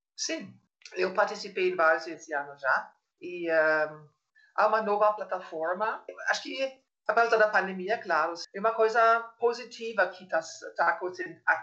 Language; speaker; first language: Portuguese; non-native, fluent; German